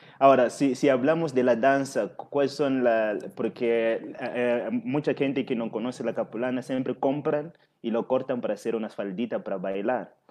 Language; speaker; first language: Spanish; non-native, fluent; Portuguese